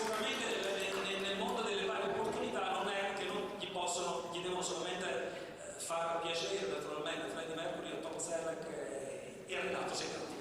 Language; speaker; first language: Italian; native; Italian